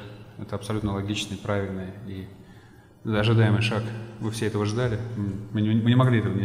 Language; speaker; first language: Russian; native; Russian